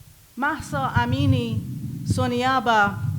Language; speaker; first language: Spanish; non-native, learner; Persian